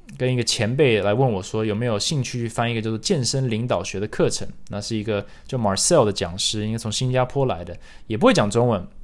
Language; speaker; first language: Chinese; early bilingual, other home language; English